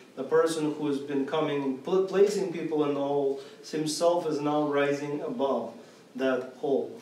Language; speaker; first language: English; non-native, fluent; Russian